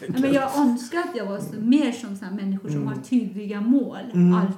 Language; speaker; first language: Swedish; non-native, fluent; Persian